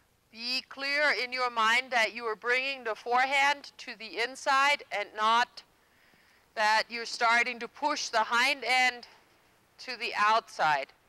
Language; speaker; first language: English; non-native, fluent; German